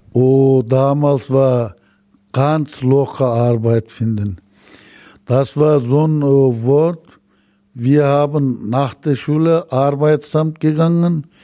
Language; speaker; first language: German; non-native, learner; Turkish